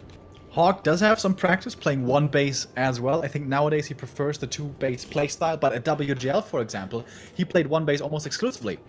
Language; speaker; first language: English; non-native, fluent; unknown